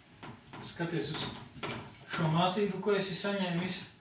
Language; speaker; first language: Latvian; native; Latvian